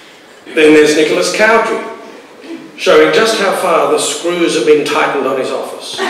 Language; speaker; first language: English; native; English